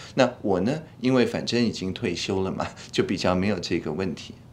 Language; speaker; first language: Chinese; native; Chinese